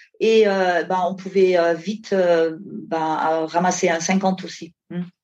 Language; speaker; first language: French; non-native, fluent; German